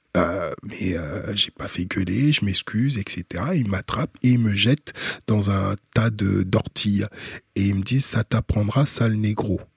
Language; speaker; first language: French; early bilingual, other home language; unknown